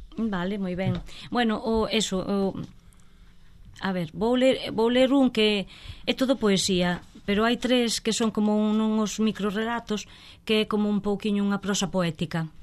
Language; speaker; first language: Galician; non-native, local second language; Spanish